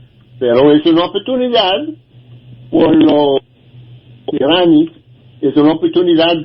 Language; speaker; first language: Spanish; non-native, learner; English